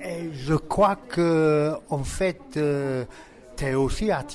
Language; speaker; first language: French; non-native, learner; English